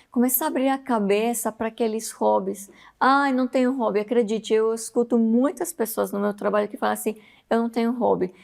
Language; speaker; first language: Portuguese; non-native, fluent; Spanish